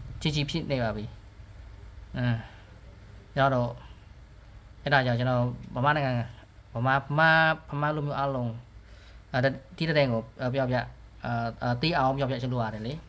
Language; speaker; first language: Burmese; non-native, learner; Khmer